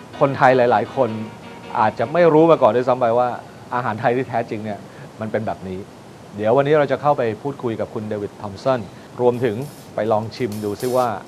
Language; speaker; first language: Thai; native; Thai